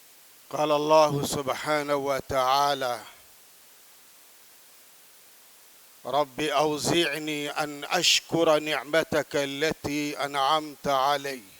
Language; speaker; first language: Arabic; non-native, fluent; Urdu